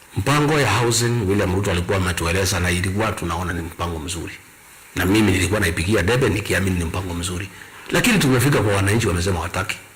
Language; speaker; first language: Swahili; non-native, local second language; Kikuyu